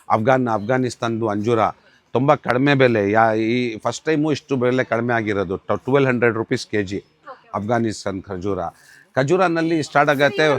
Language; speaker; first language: Kannada; non-native, local second language; Urdu